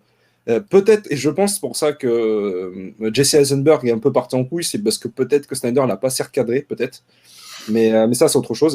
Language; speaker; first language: French; native; French